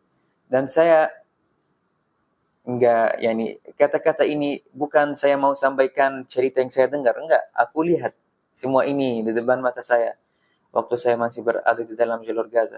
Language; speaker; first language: Indonesian; non-native, fluent; Arabic